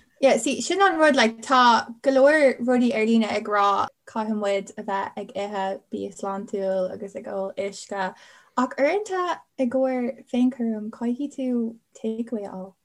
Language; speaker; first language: Irish; non-native, local second language; English